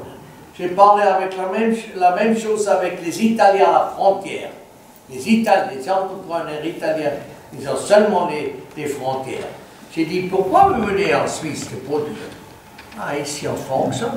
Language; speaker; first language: French; non-native, fluent; German